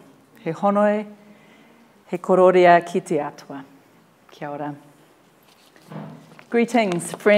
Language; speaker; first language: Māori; non-native, learner; English